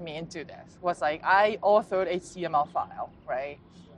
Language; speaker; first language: English; non-native, fluent; Japanese